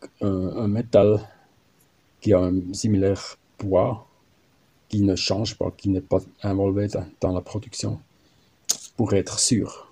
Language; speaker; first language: French; non-native, learner; German